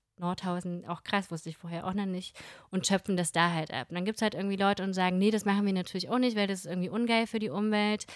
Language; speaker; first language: German; early bilingual, other home language; Russian